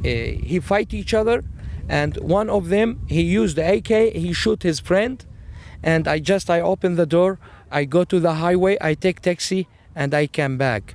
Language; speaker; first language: English; non-native, learner; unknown